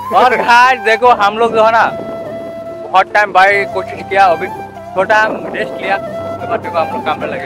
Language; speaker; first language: Hindi; non-native, local second language; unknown